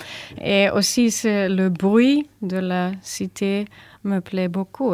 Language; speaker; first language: French; non-native, learner; German